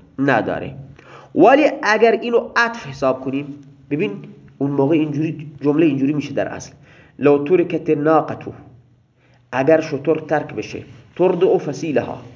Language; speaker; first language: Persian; non-native, local second language; Baluchi